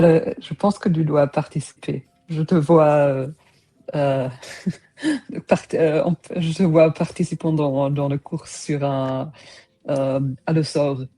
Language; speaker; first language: French; non-native, fluent; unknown